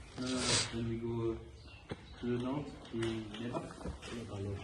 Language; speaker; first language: English; non-native, learner; Dutch